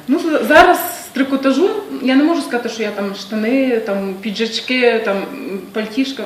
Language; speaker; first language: Ukrainian; native; Ukrainian